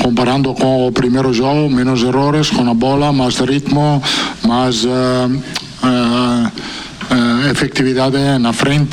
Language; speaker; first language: Portuguese; non-native, fluent; Italian